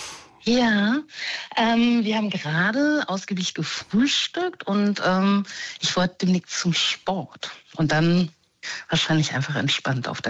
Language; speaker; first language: German; native; German